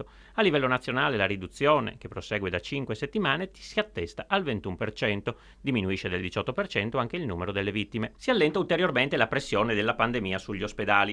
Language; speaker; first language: Italian; native; Italian